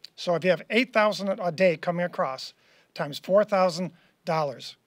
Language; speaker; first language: English; native; English